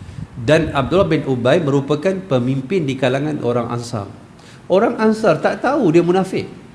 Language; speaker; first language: Malay; native; Malay